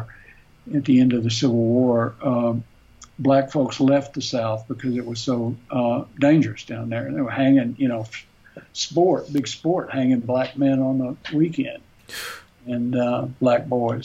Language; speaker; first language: English; native; English